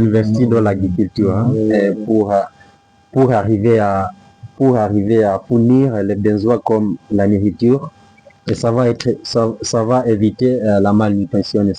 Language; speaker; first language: French; non-native, learner; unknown